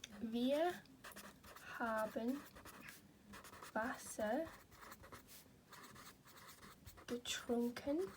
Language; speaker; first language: German; non-native, fluent; English